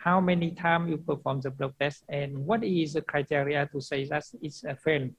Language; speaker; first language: English; non-native, fluent; Vietnamese